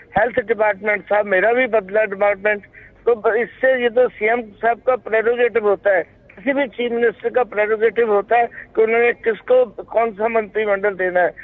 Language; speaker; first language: Hindi; non-native, local second language; Punjabi